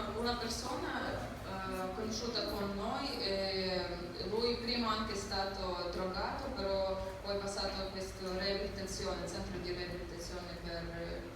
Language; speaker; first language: Italian; non-native, learner; Ukrainian